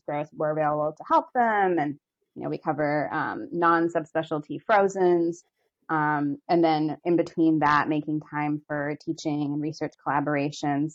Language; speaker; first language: English; native; English